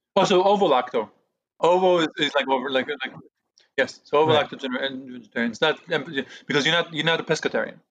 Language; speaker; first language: English; early bilingual, other home language; Hebrew